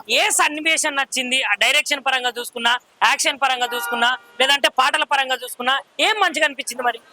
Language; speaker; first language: Telugu; native; Telugu